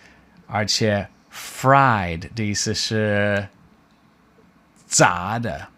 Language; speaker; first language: Chinese; non-native, fluent; English